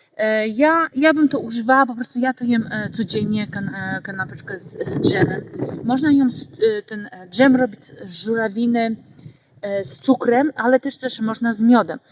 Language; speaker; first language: Polish; native; Polish